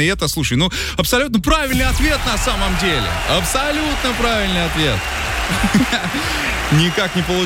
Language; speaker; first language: Russian; native; Russian